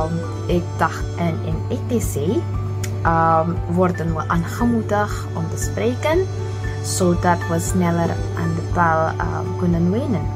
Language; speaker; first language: Dutch; non-native, fluent; Indonesian